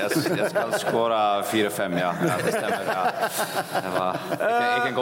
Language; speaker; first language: Danish; non-native, fluent; Icelandic